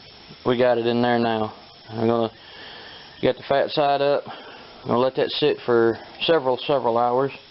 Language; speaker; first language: English; native; English